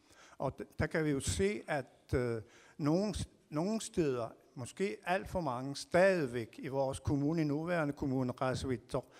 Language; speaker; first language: Danish; non-native, local second language; Kalaallisut